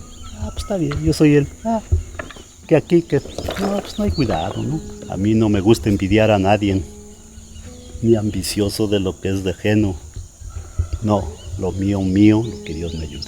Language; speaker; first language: Spanish; native; Spanish